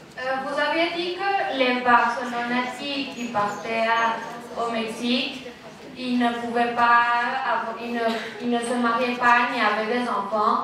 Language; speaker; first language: French; non-native, fluent; Spanish